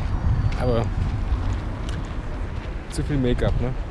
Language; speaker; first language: German; non-native, fluent; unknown